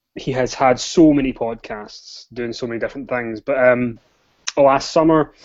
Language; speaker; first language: English; native; English